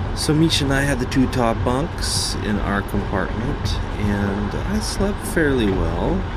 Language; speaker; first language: English; native; English